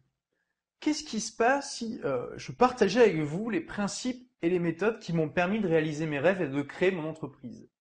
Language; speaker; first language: French; native; French